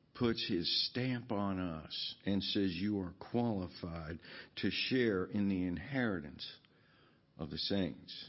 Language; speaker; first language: English; native; English